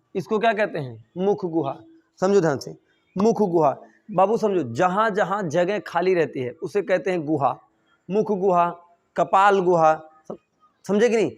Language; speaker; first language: Hindi; native; Hindi